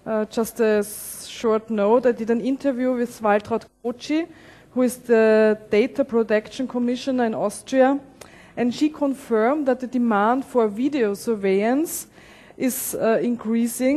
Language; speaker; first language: English; non-native, fluent; German